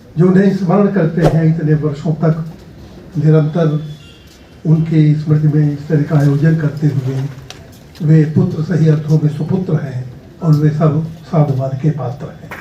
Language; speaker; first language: Hindi; native; Hindi